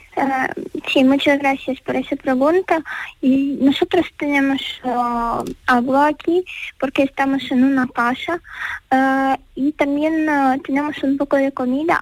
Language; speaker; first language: Spanish; non-native, learner; Ukrainian